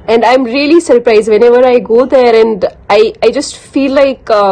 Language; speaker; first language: English; non-native, local second language; Kashmiri